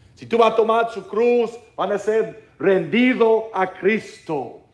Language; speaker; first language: Spanish; non-native, learner; English